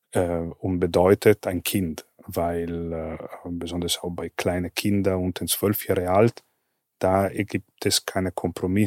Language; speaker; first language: German; non-native, fluent; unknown